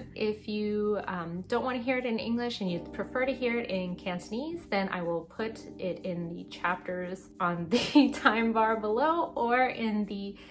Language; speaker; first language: English; early bilingual, other home language; Cantonese